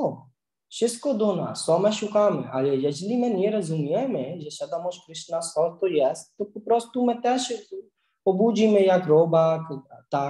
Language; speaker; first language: Polish; non-native, learner; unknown